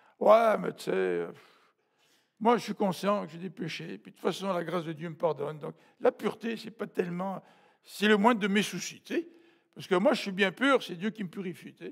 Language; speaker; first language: French; native; French